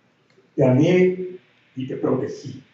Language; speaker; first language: Spanish; native; Spanish